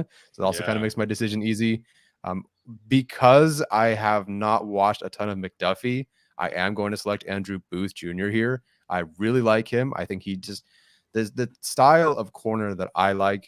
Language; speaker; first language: English; native; English